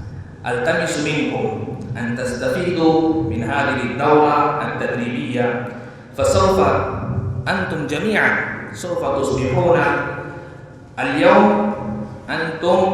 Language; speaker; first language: Arabic; non-native, fluent; Urdu